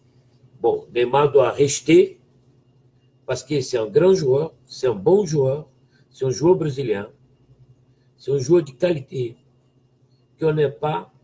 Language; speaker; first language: French; non-native, fluent; Portuguese